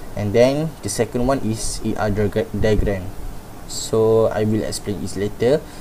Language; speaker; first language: English; non-native, local second language; Malay